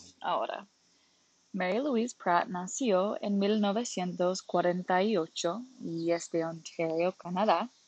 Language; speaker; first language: Spanish; non-native, learner; English